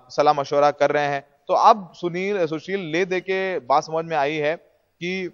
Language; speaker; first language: Hindi; native; Hindi